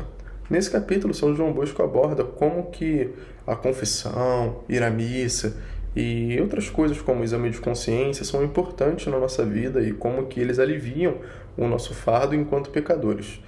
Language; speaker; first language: Portuguese; native; Portuguese